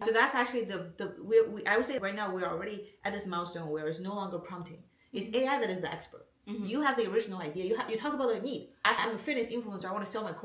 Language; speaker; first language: English; non-native, fluent; Chinese